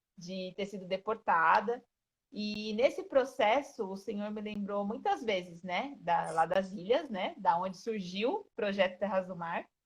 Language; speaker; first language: Portuguese; native; Portuguese